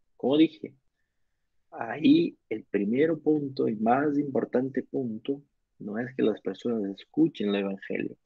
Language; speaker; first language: Spanish; non-native, learner; Portuguese